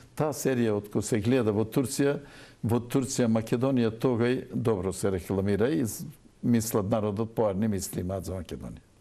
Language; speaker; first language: Macedonian; non-native, local second language; Turkish